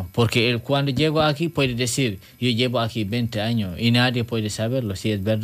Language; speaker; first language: Spanish; non-native, learner; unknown